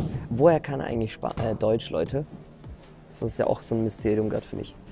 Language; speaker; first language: German; native; German